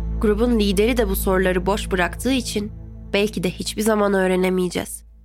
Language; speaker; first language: Turkish; native; Turkish